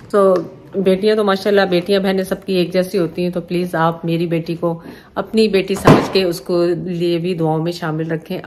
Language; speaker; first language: Urdu; native; Urdu